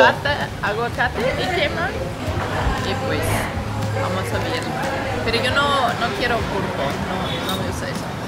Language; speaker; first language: Spanish; non-native, learner; English